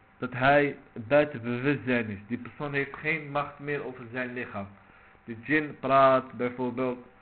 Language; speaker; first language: Dutch; non-native, local second language; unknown